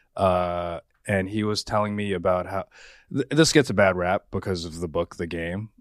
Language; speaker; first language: English; native; English